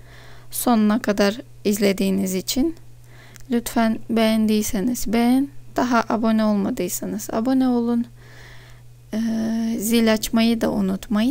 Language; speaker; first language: Turkish; non-native, fluent; Russian